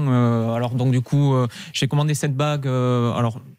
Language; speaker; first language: French; native; French